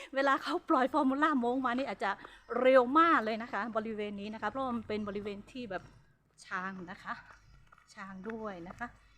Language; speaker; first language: Thai; non-native, local second language; Hmong